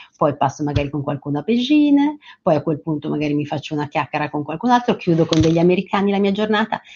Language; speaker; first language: Italian; native; Italian